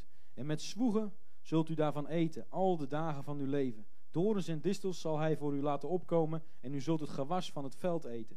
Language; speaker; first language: Dutch; native; Dutch